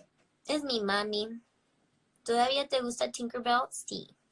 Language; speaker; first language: Spanish; early bilingual, heritage; English